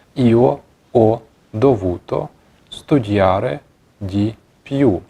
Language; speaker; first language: Italian; non-native, fluent; Ukrainian